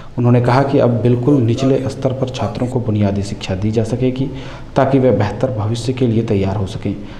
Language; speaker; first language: Hindi; native; Hindi